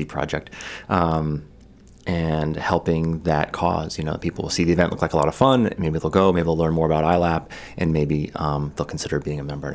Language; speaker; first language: English; native; English